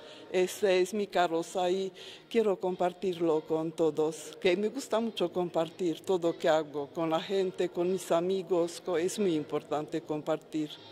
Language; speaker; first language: Spanish; non-native, fluent; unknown